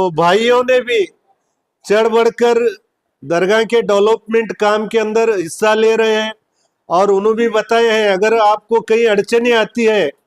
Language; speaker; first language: Hindi; non-native, local second language; Urdu